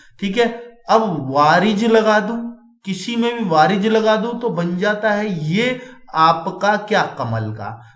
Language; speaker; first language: Hindi; native; Hindi